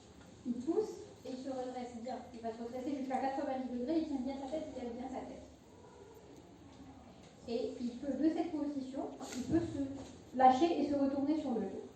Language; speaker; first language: French; non-native, local second language; Arabic